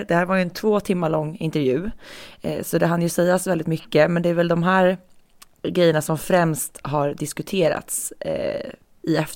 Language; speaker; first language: Swedish; native; Swedish